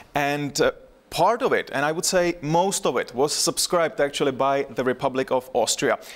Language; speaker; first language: English; non-native, fluent; Czech